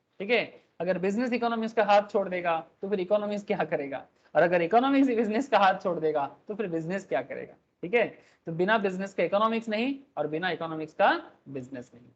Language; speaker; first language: Hindi; non-native, local second language; Bangla